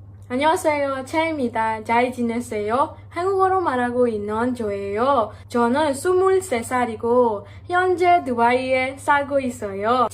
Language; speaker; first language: Korean; non-native, learner; Burmese